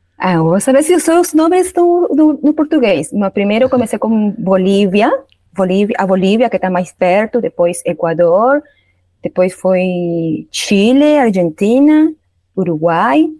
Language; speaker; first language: Portuguese; non-native, learner; Spanish